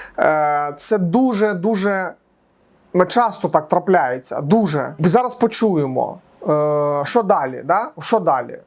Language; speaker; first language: Ukrainian; native; Ukrainian